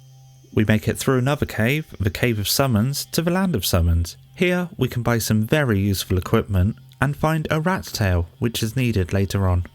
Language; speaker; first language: English; native; English